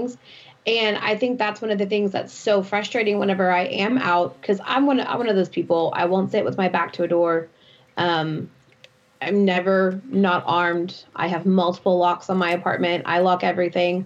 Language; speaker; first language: English; native; English